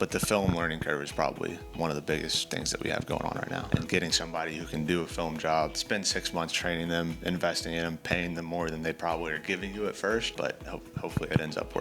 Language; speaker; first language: English; native; English